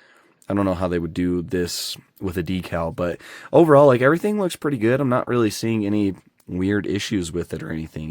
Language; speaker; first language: English; native; English